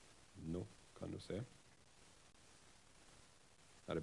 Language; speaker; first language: Norwegian; non-native, fluent; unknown